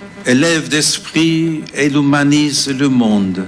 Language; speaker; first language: French; non-native, fluent; English